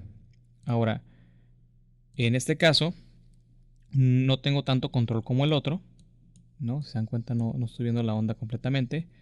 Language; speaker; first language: Spanish; native; Spanish